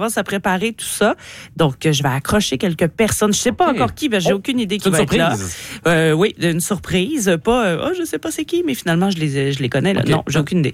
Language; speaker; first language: French; native; French